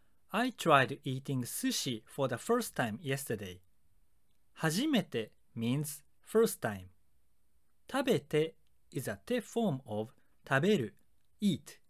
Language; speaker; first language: English; non-native, fluent; Japanese